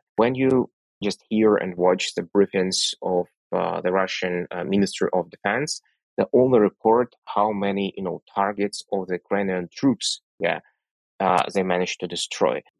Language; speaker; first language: English; non-native, fluent; Russian